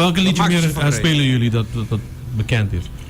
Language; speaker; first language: Dutch; non-native, local second language; Papiamento